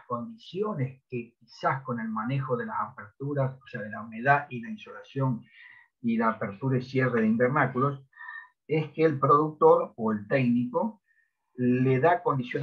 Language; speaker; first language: Spanish; native; Spanish